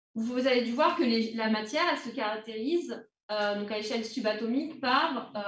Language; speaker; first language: French; native; French